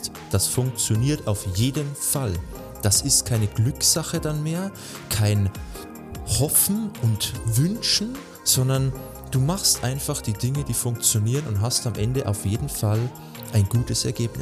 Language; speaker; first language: German; native; German